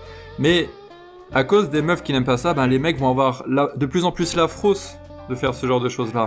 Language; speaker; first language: French; native; French